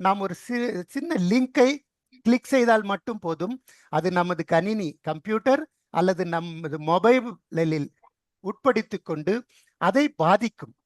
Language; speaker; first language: Tamil; non-native, local second language; Telugu